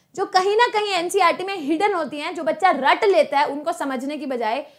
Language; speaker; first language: Hindi; native; Hindi